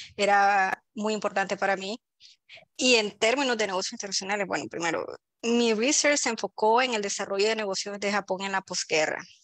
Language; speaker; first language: Spanish; native; Spanish